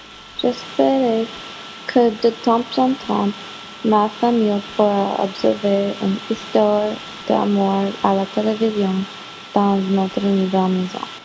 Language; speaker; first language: French; non-native, learner; English